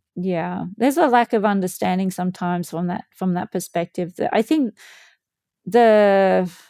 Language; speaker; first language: English; native; English